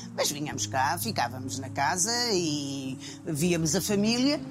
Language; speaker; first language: Portuguese; native; Portuguese